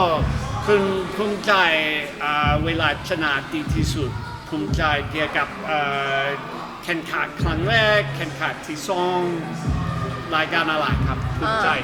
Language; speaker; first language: Thai; non-native, learner; English